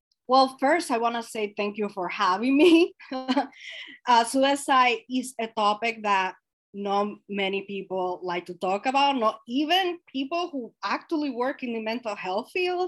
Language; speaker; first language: English; non-native, fluent; Spanish